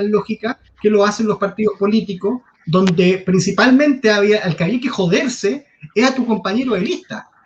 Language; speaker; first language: Spanish; native; Spanish